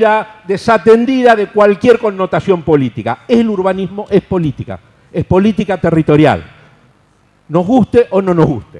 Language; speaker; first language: Spanish; native; Spanish